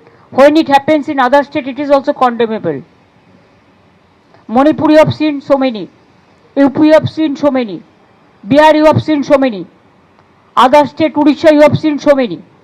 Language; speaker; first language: English; non-native, local second language; Bangla